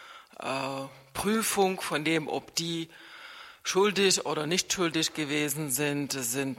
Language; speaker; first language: German; non-native, fluent; Czech